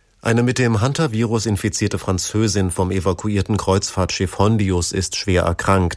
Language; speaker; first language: German; native; German